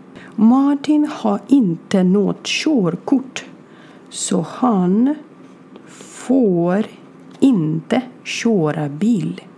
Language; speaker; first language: Swedish; non-native, learner; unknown